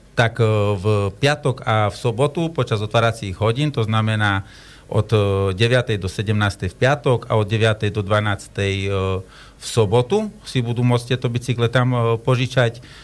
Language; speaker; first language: Slovak; native; Slovak